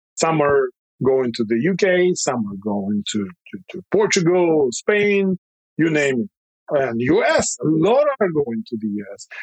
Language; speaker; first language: English; non-native, fluent; Russian